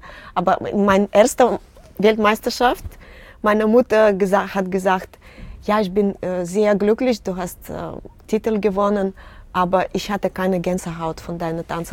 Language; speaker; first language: German; non-native, learner; Russian